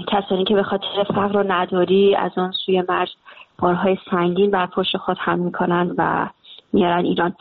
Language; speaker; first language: Persian; native; Persian